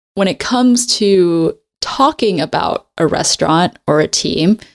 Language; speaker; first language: English; native; English